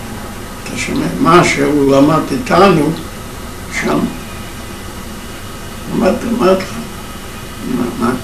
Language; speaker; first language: Hebrew; non-native, fluent; Yiddish